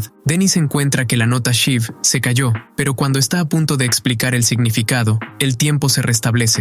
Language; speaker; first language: Spanish; native; Spanish